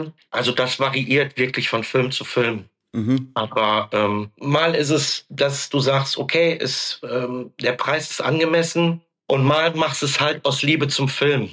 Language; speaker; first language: German; native; German